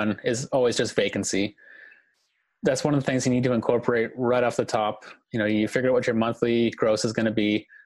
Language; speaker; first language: English; native; English